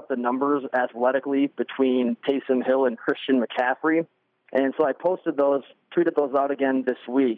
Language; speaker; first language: English; native; English